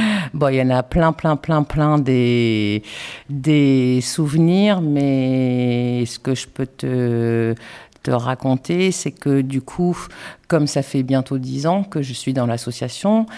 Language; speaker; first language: French; native; French